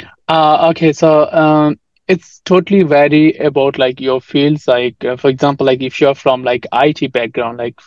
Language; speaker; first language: English; non-native, local second language; Nepali